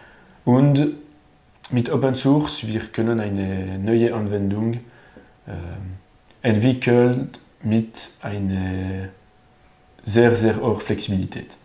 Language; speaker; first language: German; non-native, learner; French